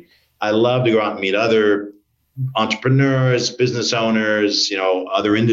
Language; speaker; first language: English; native; English